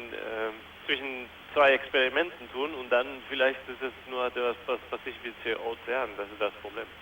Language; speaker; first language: German; non-native, fluent; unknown